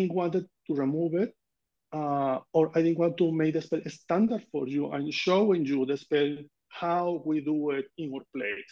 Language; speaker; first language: English; non-native, fluent; Spanish